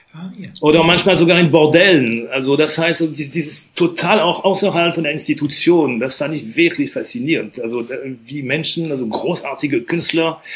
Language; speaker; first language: German; non-native, fluent; French